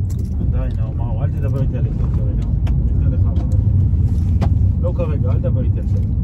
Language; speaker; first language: Hebrew; native; Hebrew